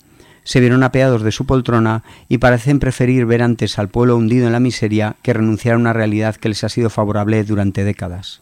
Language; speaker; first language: Spanish; native; Spanish